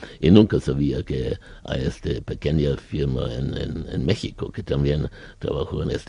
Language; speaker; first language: Spanish; non-native, learner; German